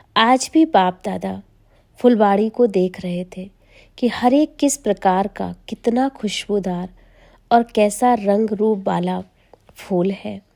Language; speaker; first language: Hindi; native; Hindi